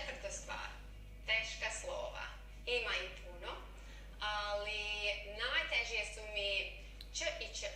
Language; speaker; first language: Croatian; non-native, learner; English